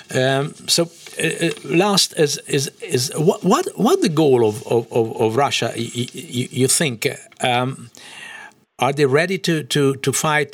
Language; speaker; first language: English; non-native, learner; Hungarian